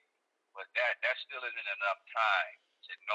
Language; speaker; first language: English; native; English